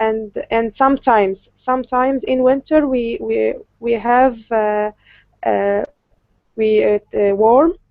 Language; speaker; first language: English; non-native, learner; Arabic